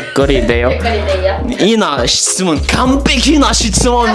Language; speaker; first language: Japanese; non-native, learner; French